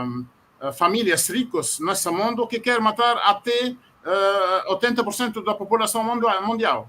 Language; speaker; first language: Portuguese; non-native, fluent; Arabic